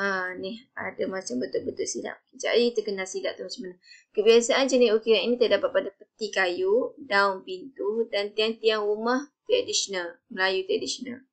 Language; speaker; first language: Malay; native; Malay